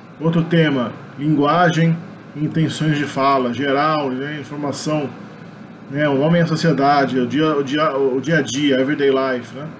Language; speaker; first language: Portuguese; native; Portuguese